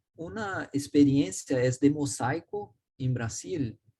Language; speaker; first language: Spanish; non-native, learner; Portuguese